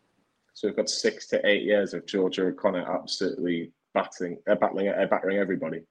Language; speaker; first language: English; native; English